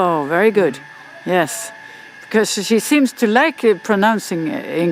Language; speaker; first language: English; non-native, fluent; French